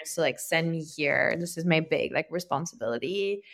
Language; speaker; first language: English; non-native, fluent; French